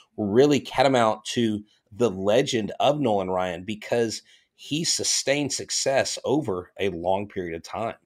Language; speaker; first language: English; native; English